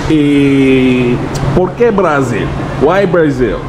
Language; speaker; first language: Spanish; non-native, learner; English